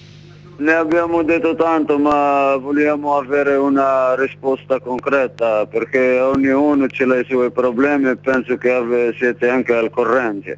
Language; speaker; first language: Italian; non-native, learner; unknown